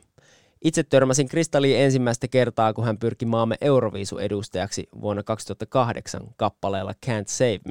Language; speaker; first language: Finnish; native; Finnish